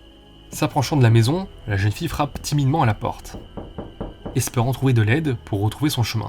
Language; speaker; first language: French; native; French